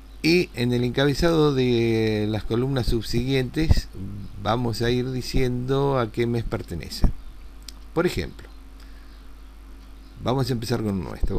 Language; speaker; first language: Spanish; native; Spanish